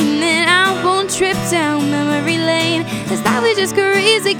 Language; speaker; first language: English; native; English